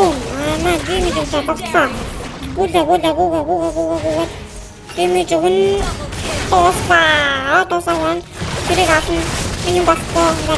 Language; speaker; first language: Mongolian; native; Mongolian